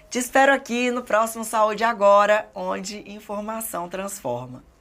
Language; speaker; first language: Portuguese; native; Portuguese